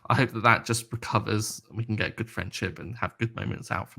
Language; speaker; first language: English; native; English